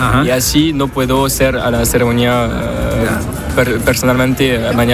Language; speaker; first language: Spanish; non-native, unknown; French